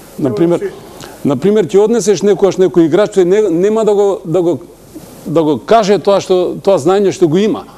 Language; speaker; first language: Macedonian; non-native, local second language; Albanian